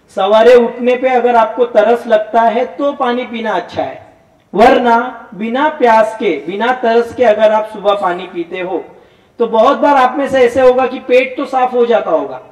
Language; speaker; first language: Hindi; non-native, local second language; Gujarati